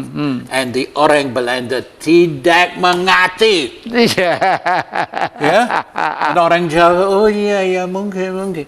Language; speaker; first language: Indonesian; non-native, learner; English